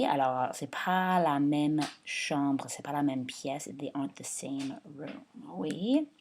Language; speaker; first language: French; non-native, fluent; English